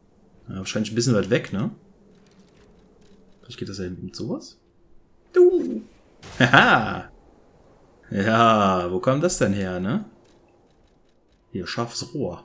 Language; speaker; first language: German; native; German